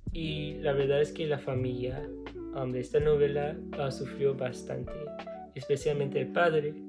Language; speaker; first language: Spanish; non-native, learner; English